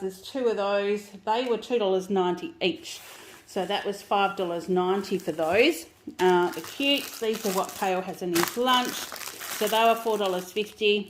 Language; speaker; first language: English; native; English